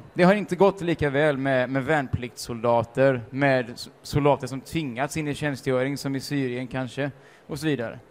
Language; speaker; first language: Swedish; native; Swedish